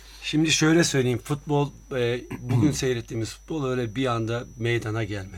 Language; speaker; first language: Turkish; native; Turkish